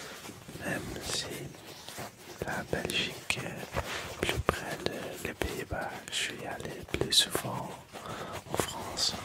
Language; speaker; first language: French; non-native, local second language; Dutch